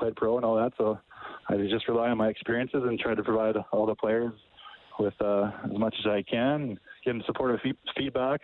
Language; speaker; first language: English; native; English